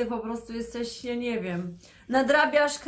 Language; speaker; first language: Polish; native; Polish